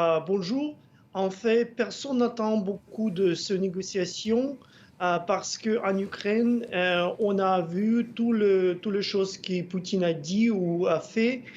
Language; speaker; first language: French; non-native, fluent; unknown